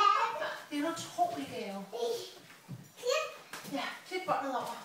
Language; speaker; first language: Danish; native; Danish